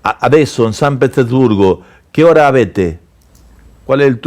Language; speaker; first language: Italian; non-native, local second language; Spanish